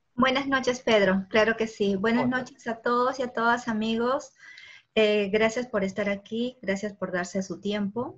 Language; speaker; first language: Spanish; native; Spanish